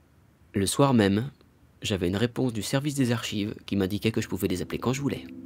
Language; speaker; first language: French; native; French